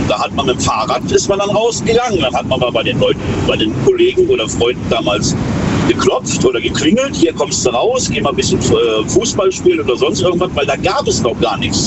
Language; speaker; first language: German; native; German